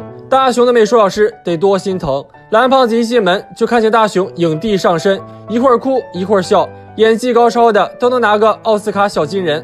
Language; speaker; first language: Chinese; native; Chinese